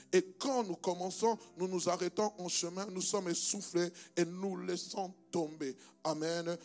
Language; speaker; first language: French; non-native, local second language; Lingala